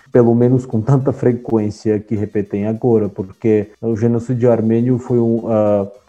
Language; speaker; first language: Portuguese; non-native, fluent; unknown